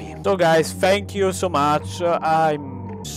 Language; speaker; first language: English; non-native, learner; Italian